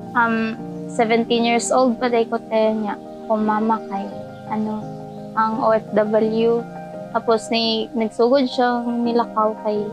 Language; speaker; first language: Cebuano; native; Cebuano